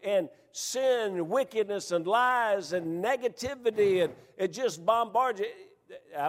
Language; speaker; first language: English; native; English